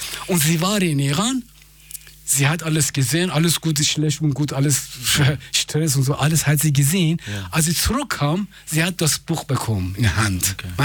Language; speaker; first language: German; non-native, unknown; Persian